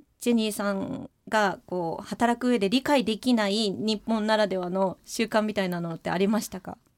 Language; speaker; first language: Japanese; native; Japanese